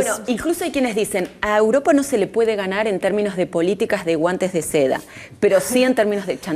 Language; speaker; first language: Spanish; native; Spanish